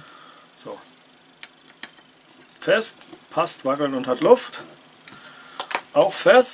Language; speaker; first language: German; native; German